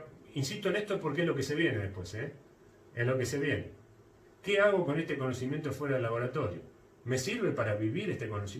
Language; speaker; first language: Spanish; native; Spanish